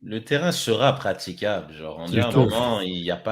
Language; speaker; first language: French; native; French